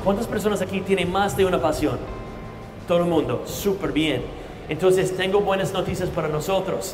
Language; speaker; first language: Spanish; non-native, fluent; English